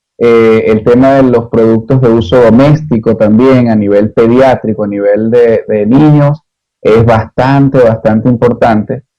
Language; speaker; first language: Spanish; native; Spanish